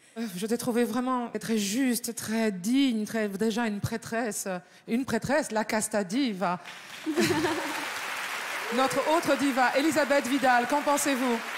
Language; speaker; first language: French; native; French